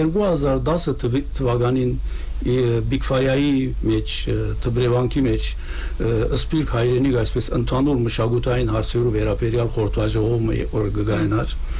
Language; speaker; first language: Armenian; native; Armenian